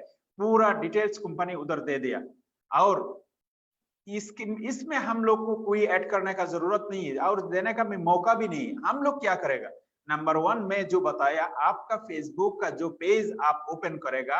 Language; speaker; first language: Hindi; non-native, fluent; Bangla